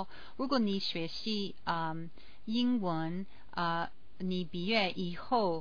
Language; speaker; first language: Chinese; non-native, learner; English